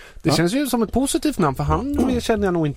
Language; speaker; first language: Swedish; native; Swedish